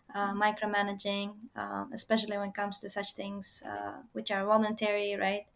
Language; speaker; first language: English; non-native, fluent; Uzbek